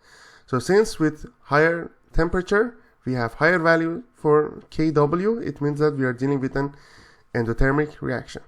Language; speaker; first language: English; non-native, fluent; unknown